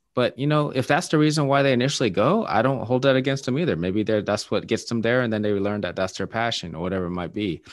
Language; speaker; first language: English; native; English